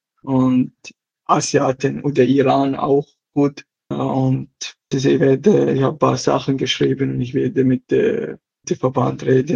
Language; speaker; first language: German; non-native, learner; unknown